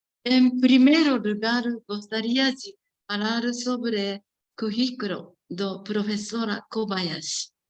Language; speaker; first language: Portuguese; non-native, learner; Japanese